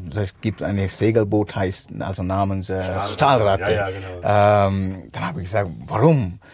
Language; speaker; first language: German; non-native, fluent; Sinhala